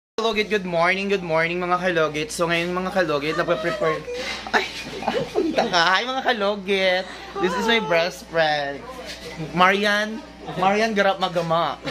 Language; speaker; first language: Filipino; non-native, local second language; Hiligaynon